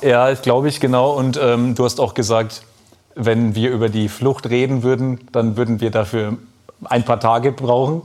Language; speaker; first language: German; native; German